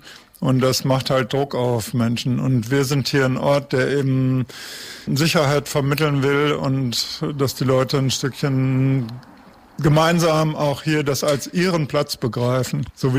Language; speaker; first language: German; native; German